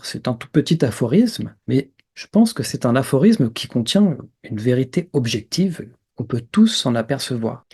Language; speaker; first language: French; native; French